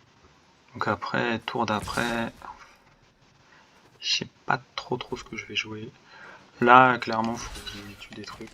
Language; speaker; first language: French; native; French